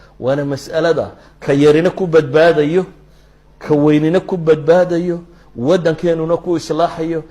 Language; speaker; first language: Somali; native; Somali